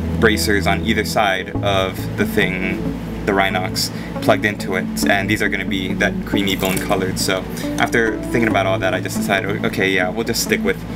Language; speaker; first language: English; native; English